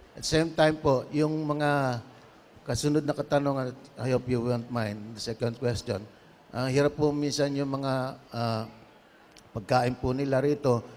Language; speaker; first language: Filipino; native; Filipino